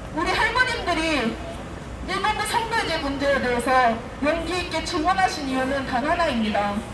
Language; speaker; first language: Korean; native; Korean